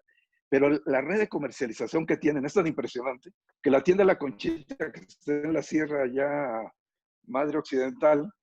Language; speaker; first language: Spanish; native; Spanish